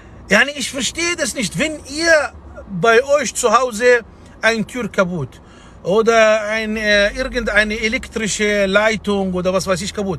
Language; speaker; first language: German; non-native, fluent; Arabic